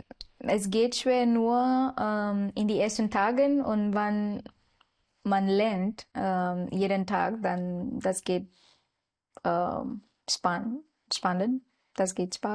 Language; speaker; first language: German; non-native, learner; Marathi